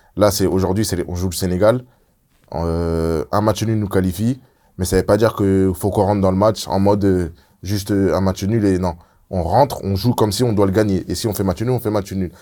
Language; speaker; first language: French; early bilingual, other home language; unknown